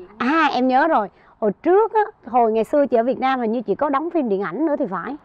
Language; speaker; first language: Vietnamese; native; Vietnamese